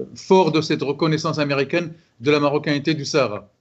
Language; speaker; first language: French; non-native, local second language; Arabic